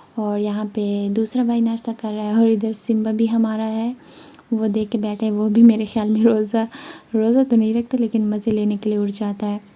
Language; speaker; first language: Urdu; non-native, local second language; Pashto